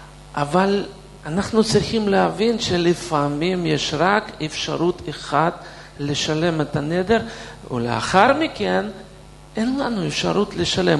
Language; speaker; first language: Hebrew; non-native, fluent; Russian